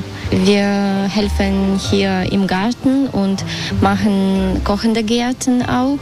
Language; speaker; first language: German; non-native, learner; Belarusian